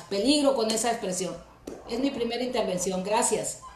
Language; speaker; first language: Spanish; native; Spanish